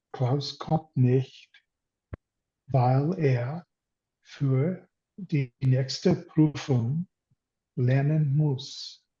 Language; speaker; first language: German; non-native, learner; English